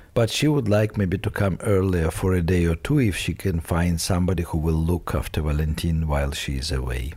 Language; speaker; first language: English; non-native, fluent; Russian